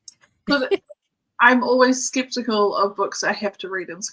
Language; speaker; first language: English; native; English